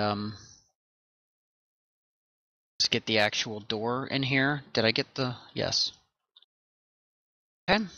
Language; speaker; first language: English; native; English